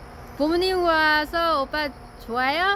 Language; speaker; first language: Korean; non-native, learner; Vietnamese